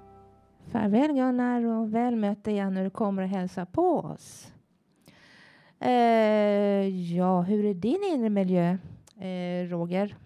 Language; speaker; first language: Swedish; native; Swedish